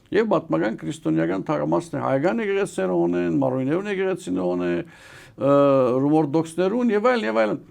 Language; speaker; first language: Armenian; early bilingual, heritage; Armenian